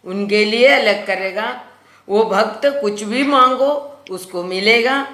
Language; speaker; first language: Hindi; non-native, local second language; Malayalam